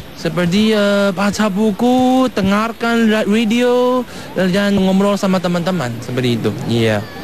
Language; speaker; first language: Indonesian; non-native, learner; Chinese